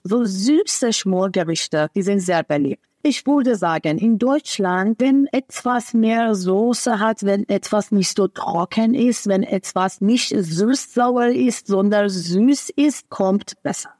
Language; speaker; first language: German; non-native, fluent; Persian